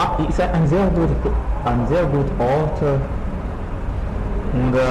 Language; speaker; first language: German; non-native, learner; Portuguese